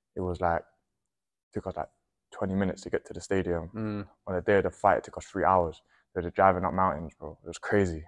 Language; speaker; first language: English; native; English